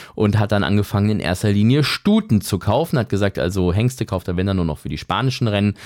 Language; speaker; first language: German; native; German